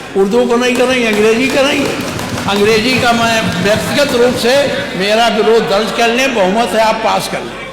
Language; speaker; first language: Hindi; native; Hindi